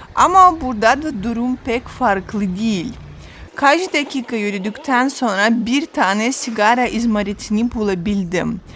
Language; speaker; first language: Turkish; non-native, fluent; Russian